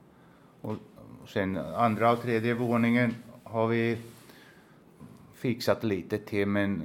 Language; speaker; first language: Swedish; non-native, local second language; Finnish